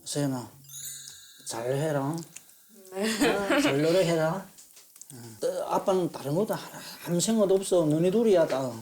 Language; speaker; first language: Korean; early bilingual, heritage; Korean